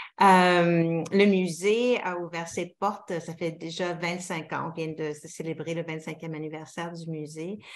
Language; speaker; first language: French; native; French